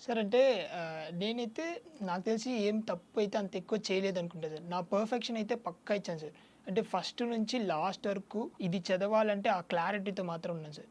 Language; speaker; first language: Telugu; non-native, local second language; Tamil